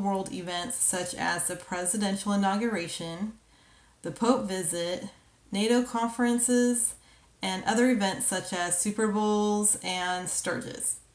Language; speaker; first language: English; native; English